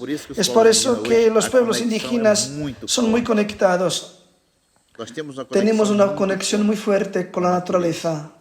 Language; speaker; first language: Spanish; non-native, fluent; Portuguese